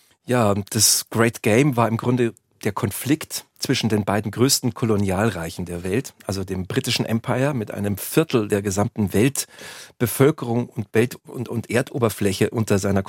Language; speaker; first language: German; native; German